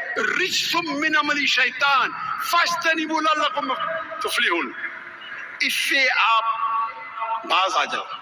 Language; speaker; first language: Urdu; non-native, local second language; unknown